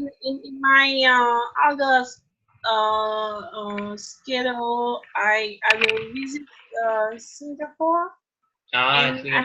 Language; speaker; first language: English; non-native, learner; Vietnamese